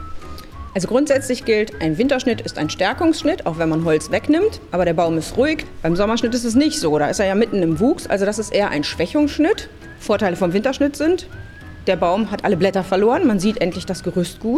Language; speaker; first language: German; native; German